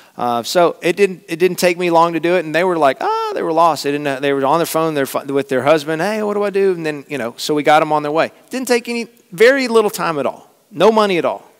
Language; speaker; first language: English; native; English